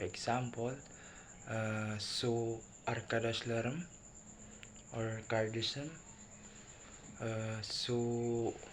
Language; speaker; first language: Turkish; non-native, learner; Filipino